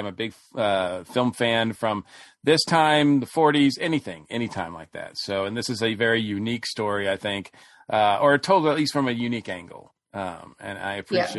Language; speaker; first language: English; native; English